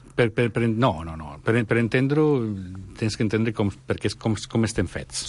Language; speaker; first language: Catalan; non-native, learner; Italian